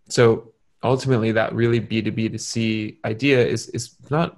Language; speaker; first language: English; native; English